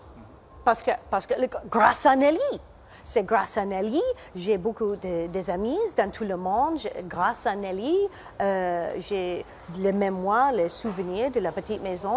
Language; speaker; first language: French; non-native, learner; English